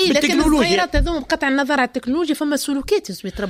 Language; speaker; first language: Arabic; native; Arabic